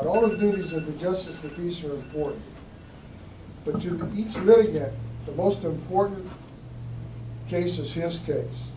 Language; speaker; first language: English; native; English